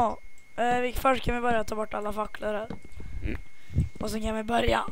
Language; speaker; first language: Swedish; native; Swedish